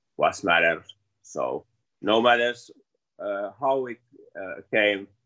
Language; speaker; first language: English; non-native, learner; Finnish